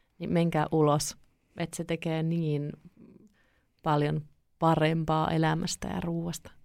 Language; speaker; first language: Finnish; native; Finnish